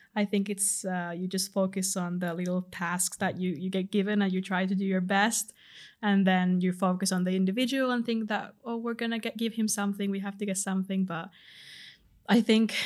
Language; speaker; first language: English; non-native, fluent; Finnish